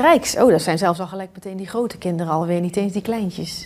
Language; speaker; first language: Dutch; native; Dutch